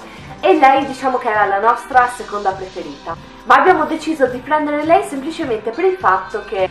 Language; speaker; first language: Italian; native; Italian